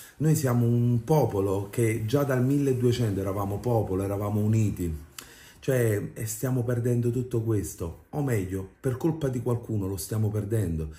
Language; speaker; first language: Italian; native; Italian